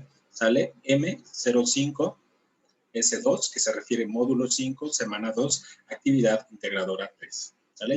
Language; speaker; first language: Spanish; native; Spanish